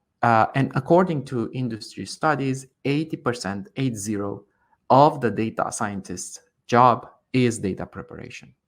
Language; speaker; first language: English; non-native, fluent; Romanian